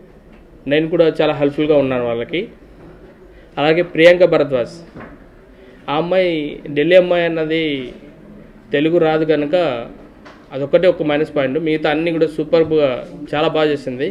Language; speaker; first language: Telugu; native; Telugu